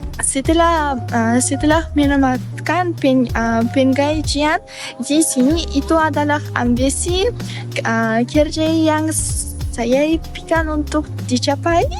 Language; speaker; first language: Malay; non-native, learner; Uzbek